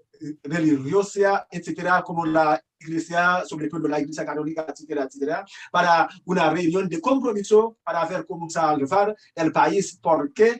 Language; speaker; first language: Spanish; non-native, learner; Haitian Creole